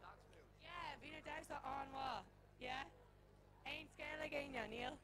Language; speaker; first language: Irish; non-native, learner; English